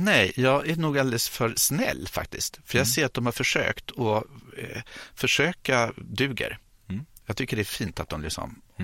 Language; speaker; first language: Swedish; native; Swedish